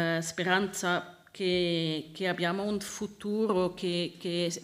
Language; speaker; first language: Italian; non-native, learner; Swiss German